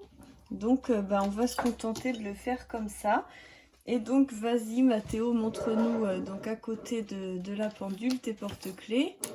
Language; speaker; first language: French; native; French